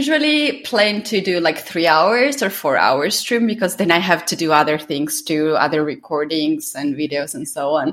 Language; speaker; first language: English; non-native, fluent; Georgian